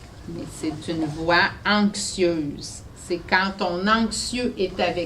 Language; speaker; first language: French; native; French